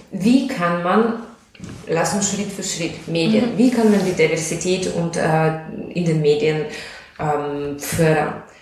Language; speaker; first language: German; non-native, fluent; Russian